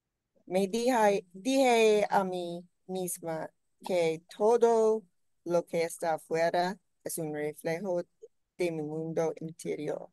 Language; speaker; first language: Spanish; non-native, learner; English